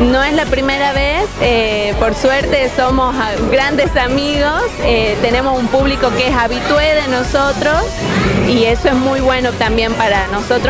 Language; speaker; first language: Spanish; native; Spanish